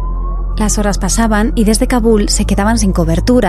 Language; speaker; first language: Spanish; native; Spanish